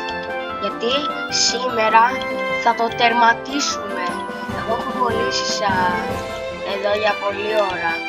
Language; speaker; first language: Greek; early bilingual, heritage; Greek